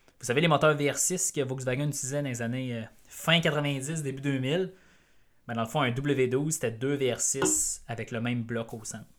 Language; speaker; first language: French; native; French